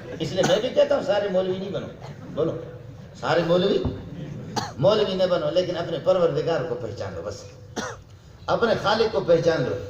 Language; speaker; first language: Urdu; non-native, local second language; Brahui